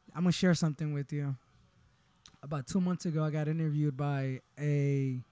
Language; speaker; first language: English; early bilingual, other home language; Spanish